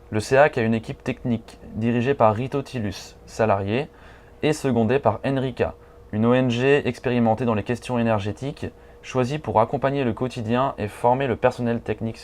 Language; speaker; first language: French; native; French